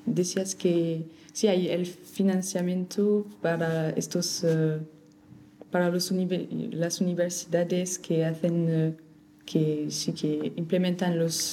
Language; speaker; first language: Spanish; non-native, fluent; French